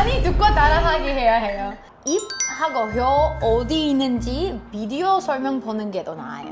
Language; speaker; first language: Korean; non-native, fluent; English